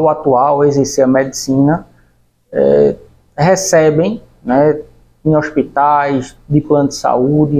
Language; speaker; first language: Portuguese; native; Portuguese